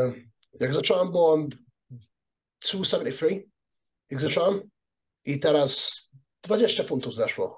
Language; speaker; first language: Polish; early bilingual, heritage; Polish